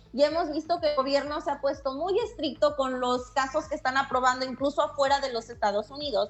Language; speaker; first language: Spanish; early bilingual, heritage; Spanish